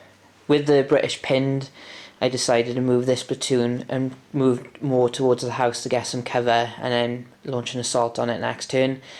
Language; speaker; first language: English; native; English